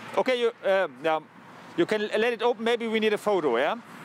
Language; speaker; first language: English; non-native, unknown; German